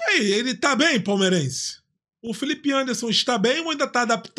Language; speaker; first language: Portuguese; native; Portuguese